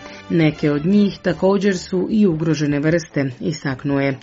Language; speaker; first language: Croatian; native; Croatian